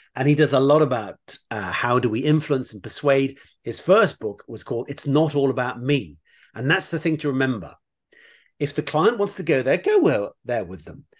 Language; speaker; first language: English; native; English